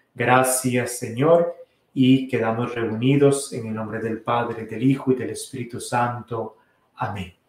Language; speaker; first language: Spanish; native; Spanish